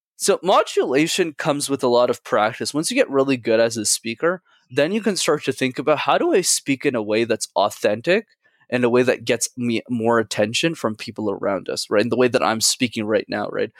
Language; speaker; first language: English; native; English